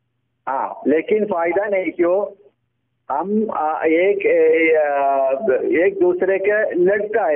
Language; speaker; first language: Hindi; non-native, local second language; Malayalam